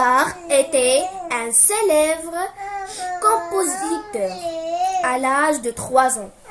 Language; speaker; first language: French; non-native, local second language; Arabic